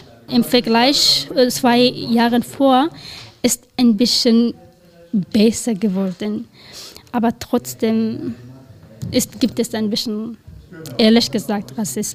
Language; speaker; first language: German; non-native, learner; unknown